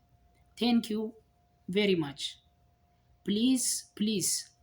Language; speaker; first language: English; non-native, learner; Amharic